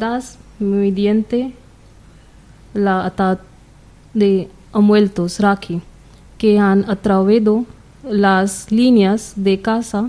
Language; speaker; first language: Spanish; non-native, learner; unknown